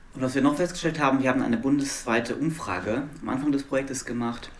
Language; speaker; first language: German; non-native, local second language; Luxembourgish